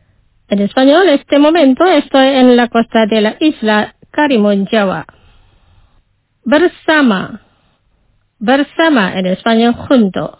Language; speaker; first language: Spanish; non-native, fluent; Indonesian